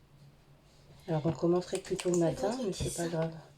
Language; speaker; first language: French; native; French